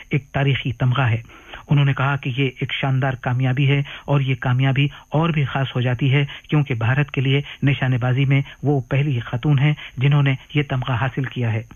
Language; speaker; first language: Urdu; native; Urdu